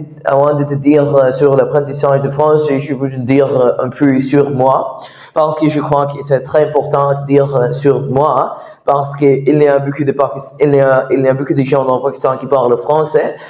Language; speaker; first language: French; non-native, learner; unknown